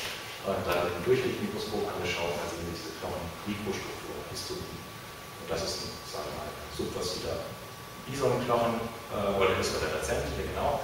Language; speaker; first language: German; native; German